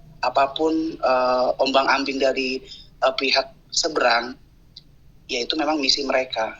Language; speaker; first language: Indonesian; native; Indonesian